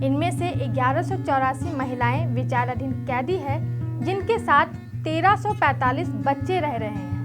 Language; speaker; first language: Hindi; native; Hindi